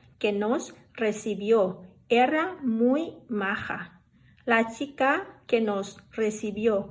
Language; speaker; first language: Spanish; non-native, fluent; Thai